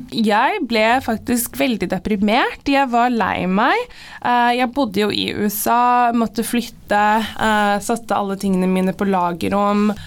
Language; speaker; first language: Norwegian; early bilingual, other home language; English